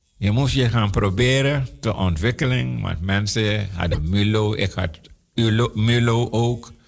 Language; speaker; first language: Dutch; non-native, local second language; Sranan Tongo